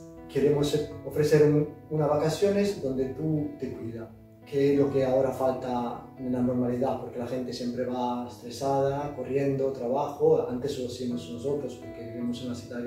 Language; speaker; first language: Spanish; non-native, learner; Italian